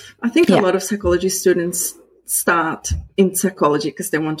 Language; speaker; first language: English; non-native, fluent; Spanish